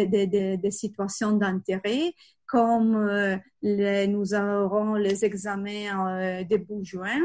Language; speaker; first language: French; non-native, fluent; Italian